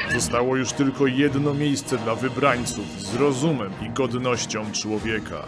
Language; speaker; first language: Polish; native; Polish